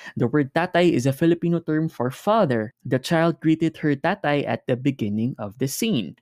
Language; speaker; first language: English; non-native, local second language; Filipino